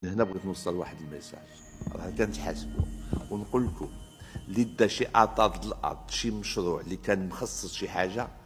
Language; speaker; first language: Arabic; native; Arabic